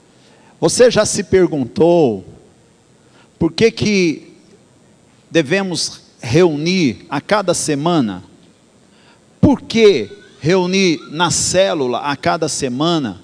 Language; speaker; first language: Portuguese; native; Portuguese